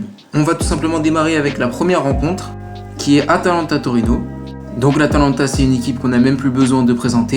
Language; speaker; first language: French; native; French